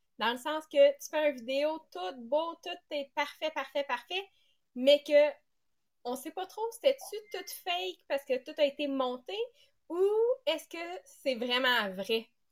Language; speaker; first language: French; native; French